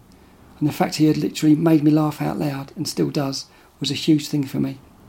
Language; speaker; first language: English; native; English